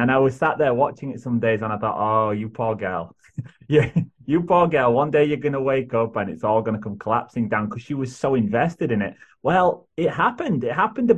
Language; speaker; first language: English; native; English